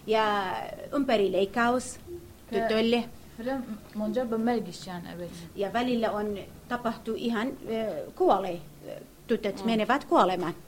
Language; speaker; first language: Finnish; non-native, learner; Kurdish